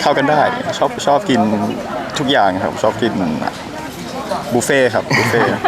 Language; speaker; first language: Thai; non-native, learner; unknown